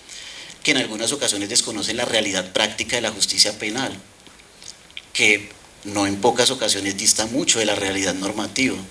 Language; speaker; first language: Spanish; native; Spanish